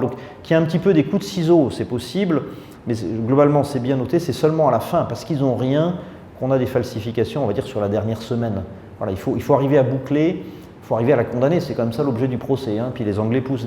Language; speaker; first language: French; native; French